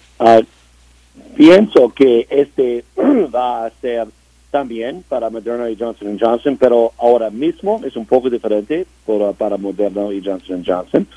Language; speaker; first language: Spanish; non-native, learner; English